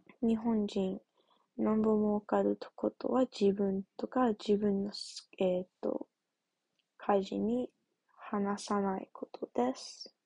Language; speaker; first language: Japanese; non-native, learner; English